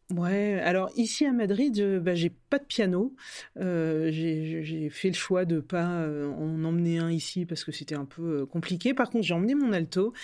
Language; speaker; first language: French; native; French